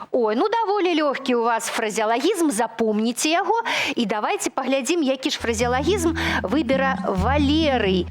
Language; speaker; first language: Belarusian; native; Belarusian